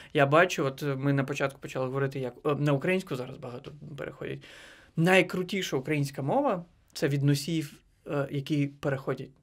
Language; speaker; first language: Ukrainian; non-native, local second language; Crimean Tatar